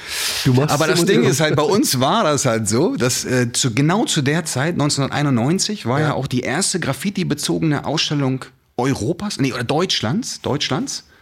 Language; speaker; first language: German; native; German